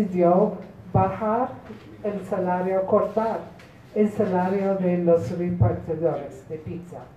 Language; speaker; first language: Spanish; non-native, fluent; Polish